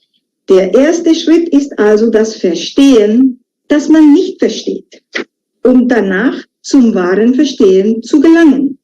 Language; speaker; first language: German; non-native, fluent; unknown